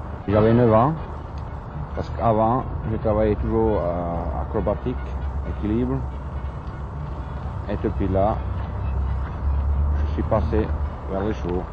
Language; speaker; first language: French; non-native, fluent; German